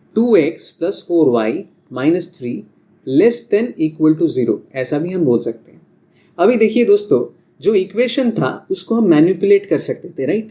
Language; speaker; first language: Hindi; non-native, local second language; Bangla